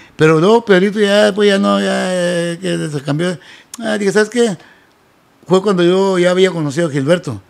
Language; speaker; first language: Spanish; native; Spanish